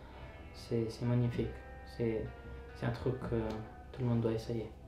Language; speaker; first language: French; non-native, fluent; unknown